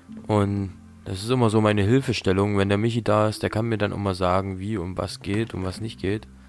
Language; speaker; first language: German; native; German